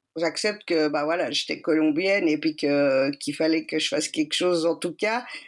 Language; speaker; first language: French; native; French